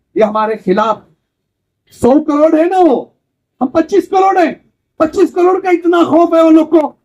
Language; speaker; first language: Hindi; native; Hindi